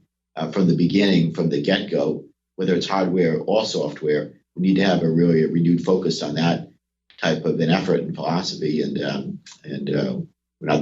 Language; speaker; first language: English; native; English